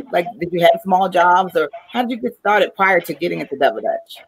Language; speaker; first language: English; native; English